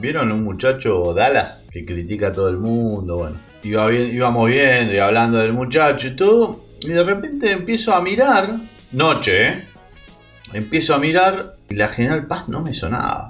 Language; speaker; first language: Spanish; native; Spanish